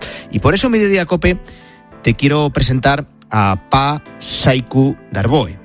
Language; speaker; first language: Spanish; native; Spanish